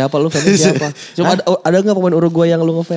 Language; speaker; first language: Indonesian; native; Indonesian